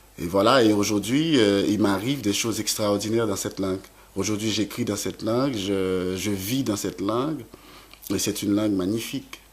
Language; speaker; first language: French; non-native, local second language; Haitian Creole